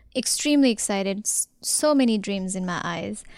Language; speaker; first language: English; non-native, local second language; Nepali